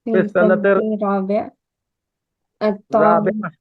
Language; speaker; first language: Arabic; non-native, learner; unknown